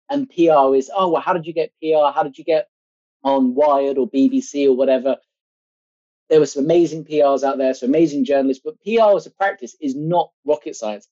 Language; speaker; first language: English; native; English